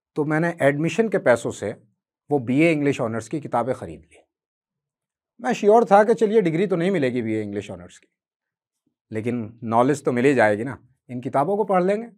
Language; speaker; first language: Hindi; native; Hindi